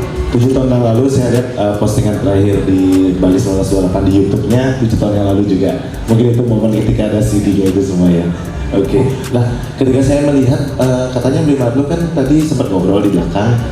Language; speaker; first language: Indonesian; native; Indonesian